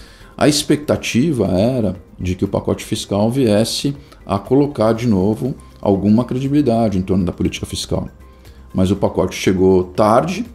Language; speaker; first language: Portuguese; native; Portuguese